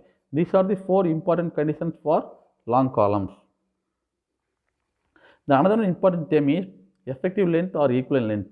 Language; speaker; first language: English; non-native, local second language; Tamil